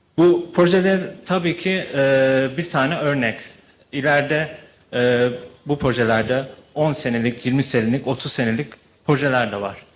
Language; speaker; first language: Turkish; early bilingual, heritage; Turkish